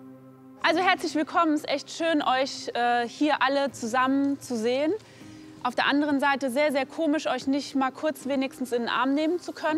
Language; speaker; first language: German; native; German